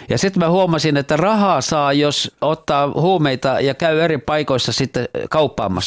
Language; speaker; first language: Finnish; native; Finnish